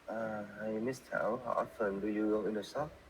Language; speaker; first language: English; non-native, learner; Vietnamese